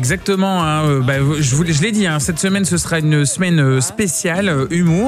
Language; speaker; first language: French; native; French